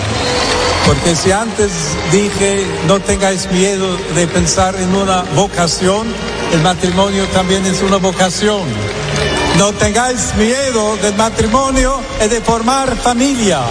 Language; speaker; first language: Spanish; non-native, fluent; English